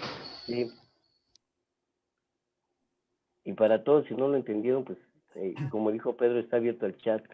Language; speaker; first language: Spanish; native; Spanish